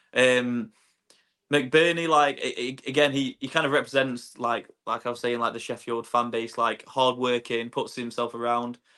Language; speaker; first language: English; native; English